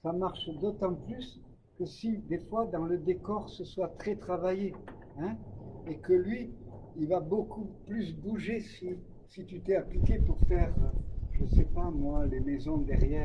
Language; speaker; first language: French; native; French